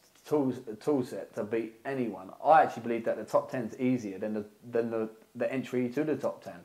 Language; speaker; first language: English; native; English